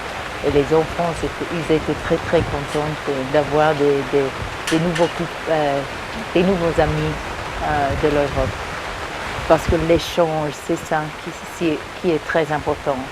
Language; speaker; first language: French; early bilingual, heritage; English